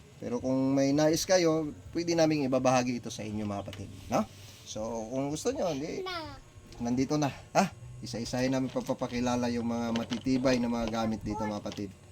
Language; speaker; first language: Filipino; non-native, local second language; Cebuano